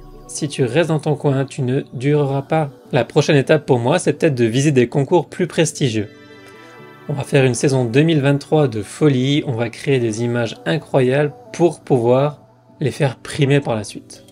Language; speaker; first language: French; native; French